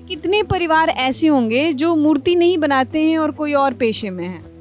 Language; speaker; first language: Hindi; native; Hindi